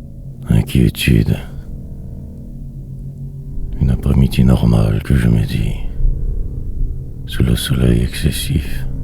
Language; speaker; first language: French; native; French